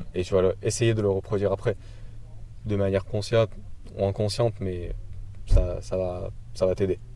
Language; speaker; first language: French; non-native, fluent; Ukrainian